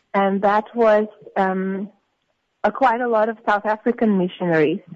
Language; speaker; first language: English; non-native, fluent; Russian